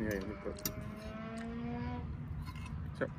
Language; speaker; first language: Dutch; native; Dutch